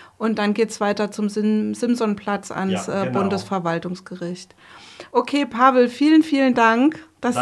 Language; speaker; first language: German; native; German